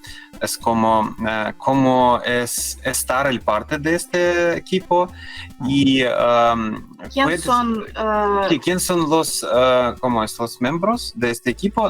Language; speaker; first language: Spanish; non-native, learner; Russian